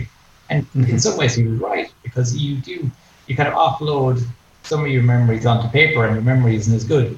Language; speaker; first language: English; native; English